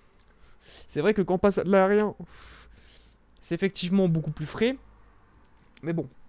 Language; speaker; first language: French; native; French